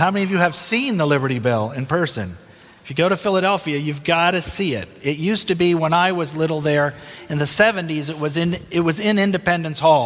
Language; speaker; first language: English; native; English